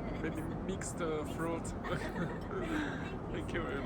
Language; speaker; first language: English; non-native, learner; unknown